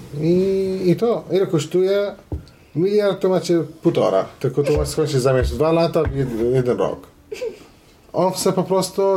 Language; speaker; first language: Polish; non-native, fluent; Arabic